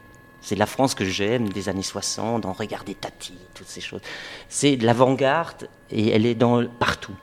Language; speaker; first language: French; non-native, fluent; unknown